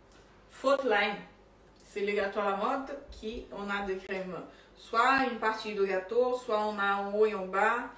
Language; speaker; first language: French; non-native, fluent; Portuguese